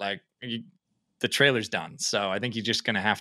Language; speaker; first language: English; native; English